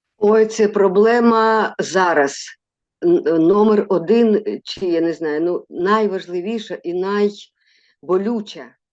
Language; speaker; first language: Ukrainian; non-native, local second language; Russian